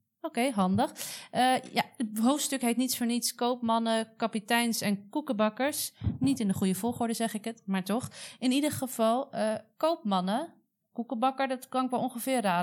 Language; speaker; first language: Dutch; native; Dutch